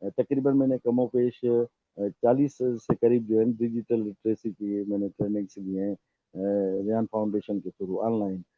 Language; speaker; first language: Urdu; non-native, local second language; Sindhi